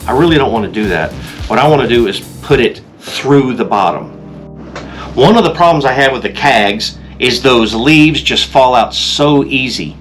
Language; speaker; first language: English; native; English